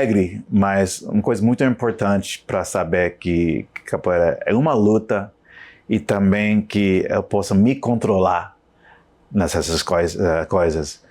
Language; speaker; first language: Portuguese; non-native, learner; English